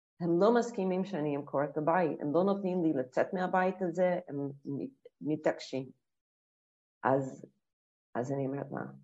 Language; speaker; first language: Hebrew; non-native, fluent; English